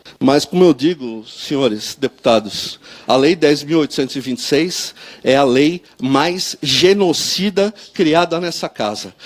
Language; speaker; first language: Portuguese; native; Portuguese